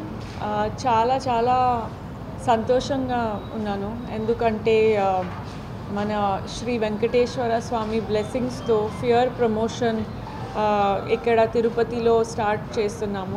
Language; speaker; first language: Telugu; non-native, fluent; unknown